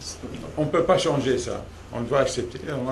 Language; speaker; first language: French; non-native, local second language; Dutch